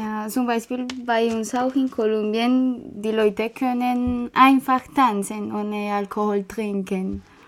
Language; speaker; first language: German; non-native, learner; Spanish